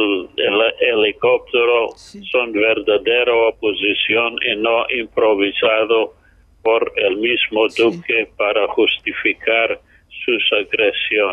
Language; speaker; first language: Spanish; non-native, fluent; English